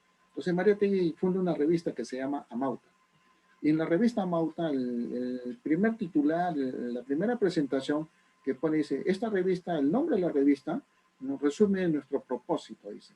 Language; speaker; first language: Spanish; native; Spanish